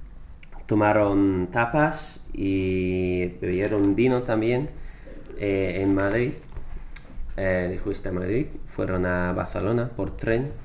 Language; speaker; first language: Spanish; non-native, fluent; English